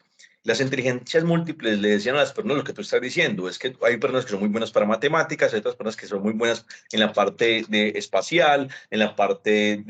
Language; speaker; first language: Spanish; native; Spanish